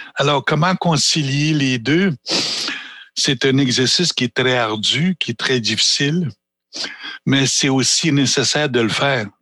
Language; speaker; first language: French; non-native, local second language; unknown